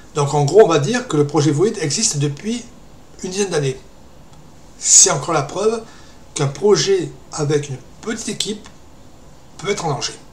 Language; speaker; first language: French; native; French